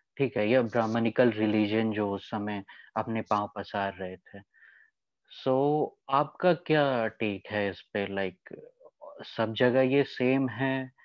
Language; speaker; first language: Hindi; native; Hindi